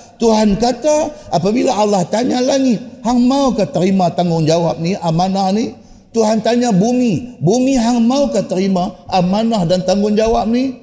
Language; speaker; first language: Malay; native; Malay